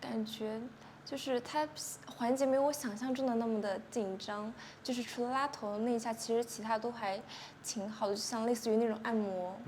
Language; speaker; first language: Chinese; native; Chinese